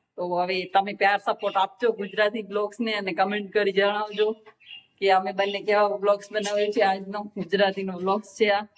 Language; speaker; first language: Gujarati; non-native, local second language; Kachhi